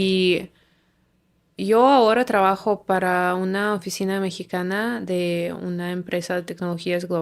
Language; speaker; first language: Spanish; non-native, fluent; Ukrainian